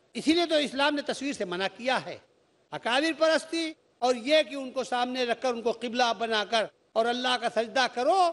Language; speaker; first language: Urdu; native; Urdu